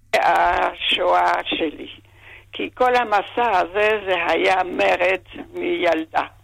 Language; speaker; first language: Hebrew; non-native, fluent; German